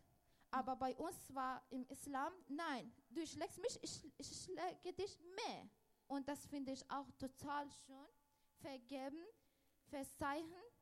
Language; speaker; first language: German; non-native, learner; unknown